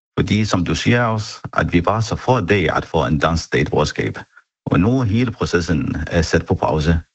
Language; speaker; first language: Danish; non-native, fluent; Arabic